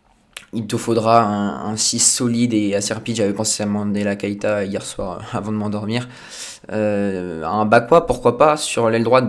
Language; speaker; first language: French; native; French